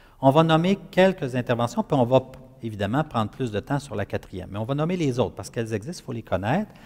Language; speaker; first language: French; native; French